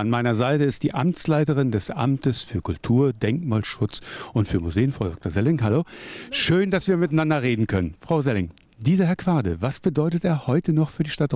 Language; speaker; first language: German; native; German